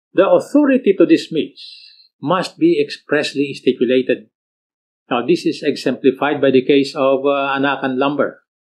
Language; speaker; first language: English; non-native, local second language; Filipino